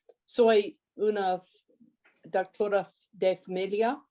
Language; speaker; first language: Spanish; non-native, learner; English